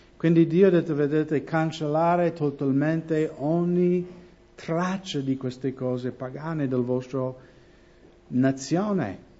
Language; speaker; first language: Italian; non-native, fluent; English